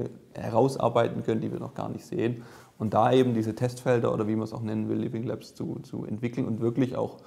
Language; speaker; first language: German; native; German